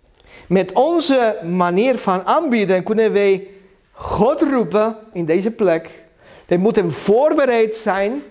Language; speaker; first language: Dutch; non-native, learner; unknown